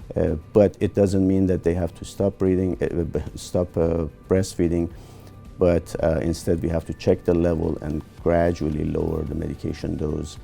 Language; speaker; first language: English; non-native, fluent; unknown